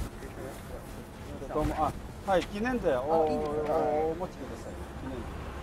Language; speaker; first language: Japanese; non-native, learner; Korean